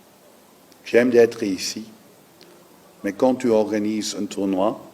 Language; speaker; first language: French; non-native, learner; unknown